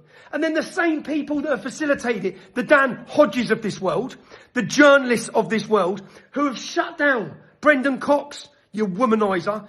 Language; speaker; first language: English; native; English